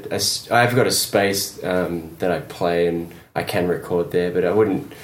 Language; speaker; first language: English; native; English